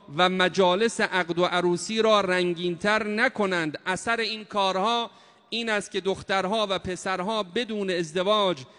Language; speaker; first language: Persian; native; Persian